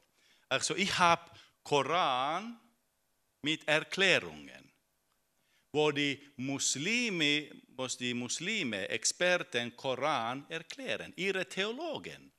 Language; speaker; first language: German; non-native, fluent; Finnish